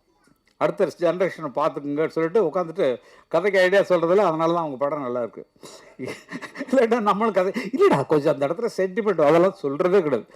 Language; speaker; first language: Tamil; native; Tamil